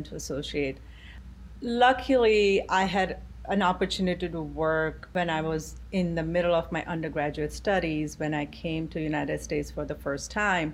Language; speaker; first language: English; non-native, local second language; Gujarati